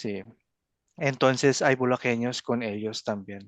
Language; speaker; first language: Spanish; non-native, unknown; Filipino